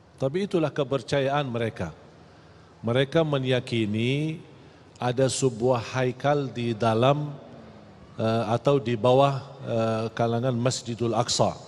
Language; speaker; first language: Malay; non-native, fluent; Arabic